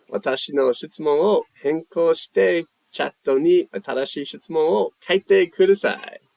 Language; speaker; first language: Japanese; non-native, learner; English